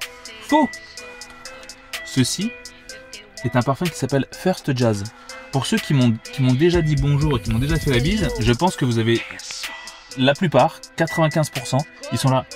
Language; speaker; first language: French; native; French